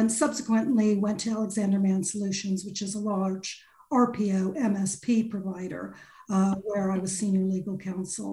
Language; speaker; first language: English; native; English